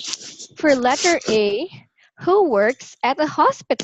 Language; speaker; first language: English; non-native, local second language; Filipino